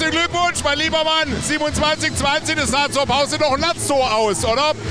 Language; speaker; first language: German; native; German